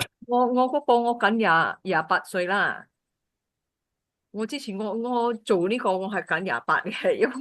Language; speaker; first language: Cantonese; native; Cantonese